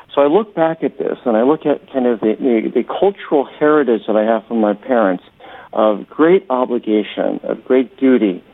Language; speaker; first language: English; native; English